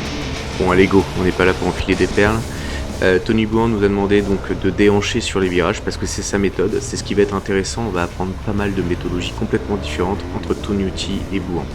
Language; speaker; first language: French; native; French